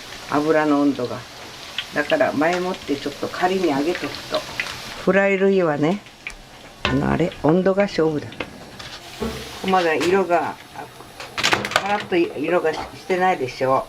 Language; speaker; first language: Japanese; native; Japanese